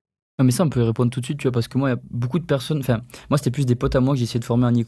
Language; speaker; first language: French; native; French